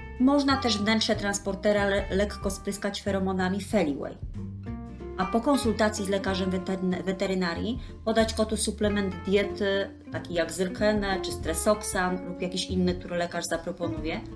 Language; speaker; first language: Polish; native; Polish